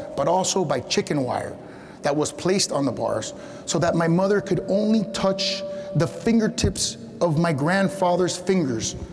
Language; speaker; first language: English; early bilingual, other home language; Spanish